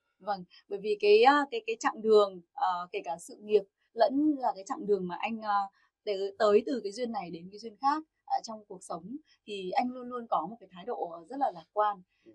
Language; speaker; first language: Vietnamese; native; Vietnamese